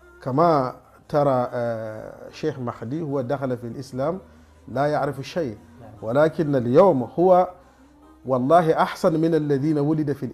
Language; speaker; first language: Arabic; non-native, fluent; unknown